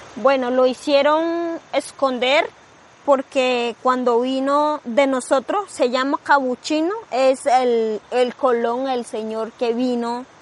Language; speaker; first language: Spanish; non-native, local second language; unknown